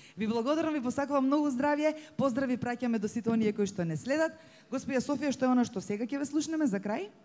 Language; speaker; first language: Macedonian; native; Macedonian